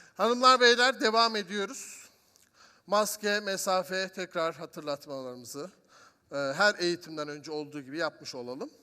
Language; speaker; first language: Turkish; native; Turkish